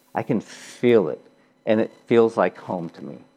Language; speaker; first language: English; early bilingual, other home language; Japanese